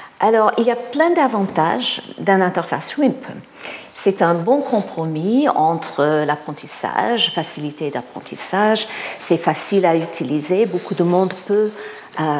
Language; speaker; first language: French; non-native, fluent; English